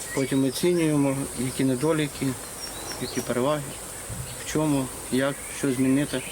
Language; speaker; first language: Ukrainian; native; Ukrainian